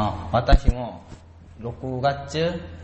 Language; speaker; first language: Japanese; non-native, learner; Korean